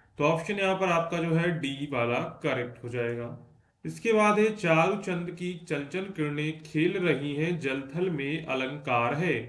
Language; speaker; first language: Hindi; native; Hindi